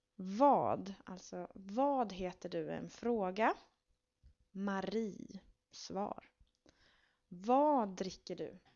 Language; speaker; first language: Swedish; native; Swedish